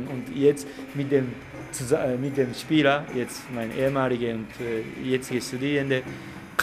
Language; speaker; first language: German; non-native, fluent; Japanese